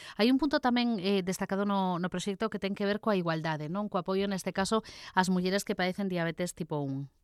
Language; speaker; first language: Galician; native; Galician